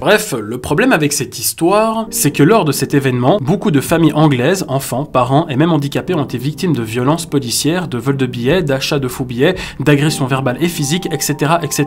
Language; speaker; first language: French; native; French